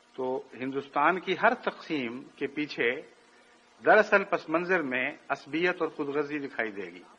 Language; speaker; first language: Urdu; native; Urdu